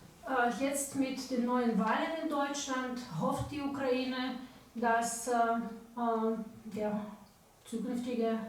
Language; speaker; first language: German; non-native, fluent; Ukrainian